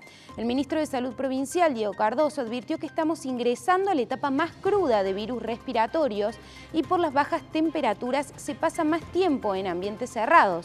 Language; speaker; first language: Spanish; native; Spanish